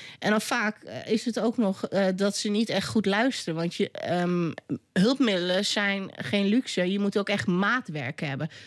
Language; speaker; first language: Dutch; native; Dutch